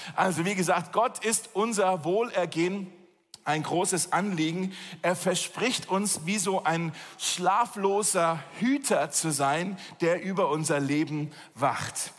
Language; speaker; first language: German; native; German